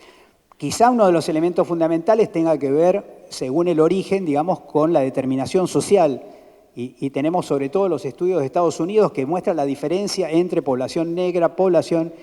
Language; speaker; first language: Spanish; native; Spanish